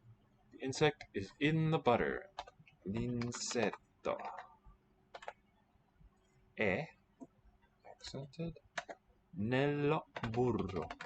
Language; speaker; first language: Italian; non-native, learner; English